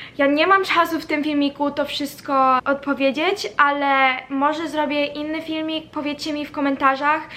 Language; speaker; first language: Polish; early bilingual, heritage; Polish